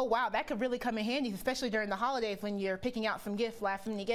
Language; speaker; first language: English; native; English